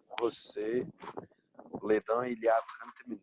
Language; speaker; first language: French; non-native, learner; Portuguese